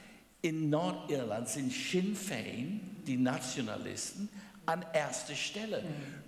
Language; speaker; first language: German; non-native, fluent; English